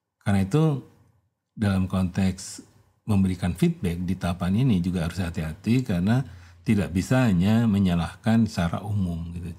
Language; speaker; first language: Indonesian; native; Indonesian